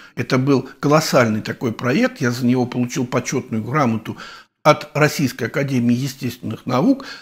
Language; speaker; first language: Russian; native; Russian